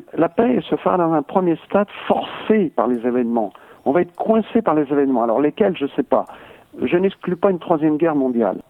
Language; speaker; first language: French; native; French